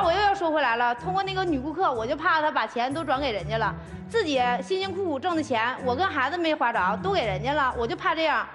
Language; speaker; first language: Chinese; native; Chinese